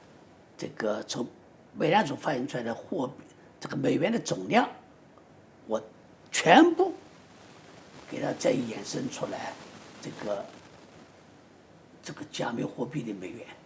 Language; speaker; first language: Chinese; native; Chinese